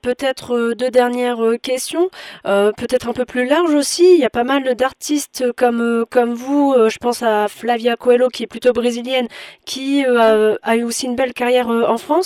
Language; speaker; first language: French; native; French